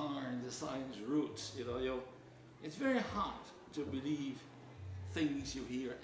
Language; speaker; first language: English; non-native, fluent; Dutch